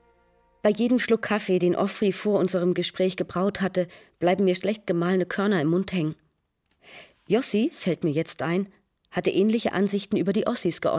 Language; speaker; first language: German; native; German